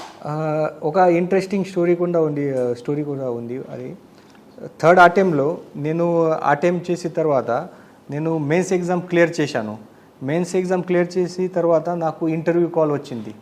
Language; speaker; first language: Telugu; non-native, fluent; Marathi